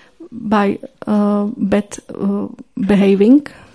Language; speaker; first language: English; non-native, fluent; Czech